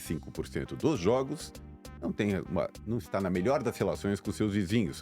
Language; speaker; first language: Portuguese; native; Portuguese